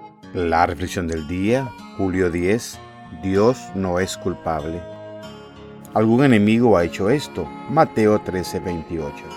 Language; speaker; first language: Spanish; native; Spanish